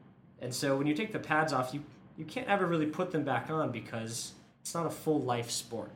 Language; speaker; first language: English; native; English